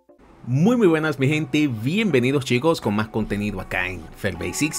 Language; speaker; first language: Spanish; native; Spanish